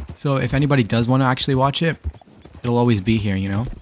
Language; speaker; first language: English; native; English